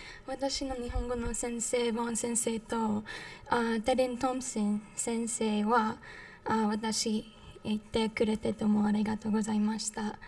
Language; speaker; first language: Japanese; non-native, learner; English